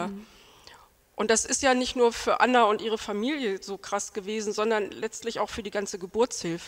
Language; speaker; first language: German; native; German